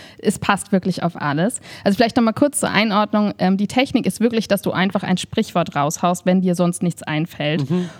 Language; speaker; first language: German; native; German